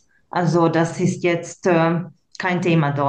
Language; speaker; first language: German; non-native, local second language; Hungarian